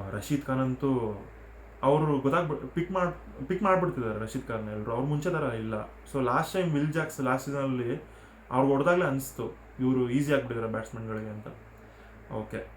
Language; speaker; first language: Kannada; non-native, local second language; Telugu